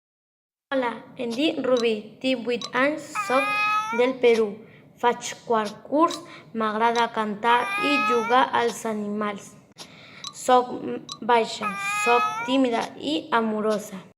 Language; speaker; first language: Catalan; non-native, learner; Spanish